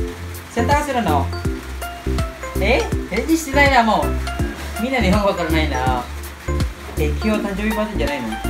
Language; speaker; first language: Japanese; non-native, learner; Filipino